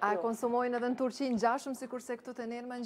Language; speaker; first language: Albanian; native; Albanian